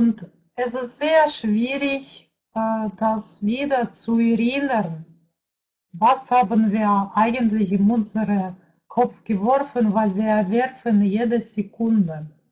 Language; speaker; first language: German; non-native, fluent; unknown